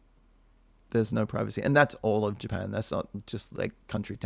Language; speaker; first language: English; native; English